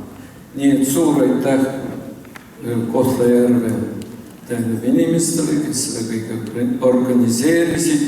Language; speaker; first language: Estonian; non-native, local second language; Russian